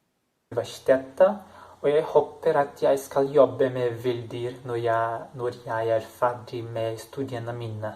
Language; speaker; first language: Norwegian; non-native, learner; Portuguese